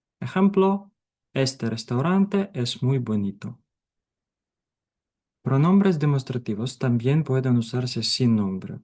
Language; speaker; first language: Spanish; non-native, fluent; Ukrainian